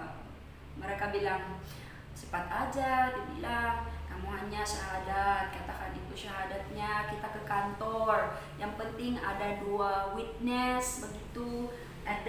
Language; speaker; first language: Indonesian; non-native, fluent; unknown